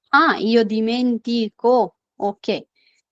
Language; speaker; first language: Italian; non-native, fluent; Urdu